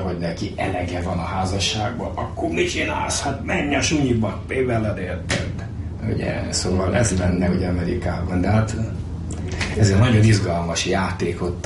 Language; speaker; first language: Hungarian; native; Hungarian